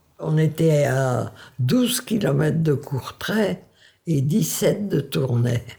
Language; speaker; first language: French; non-native, local second language; Dutch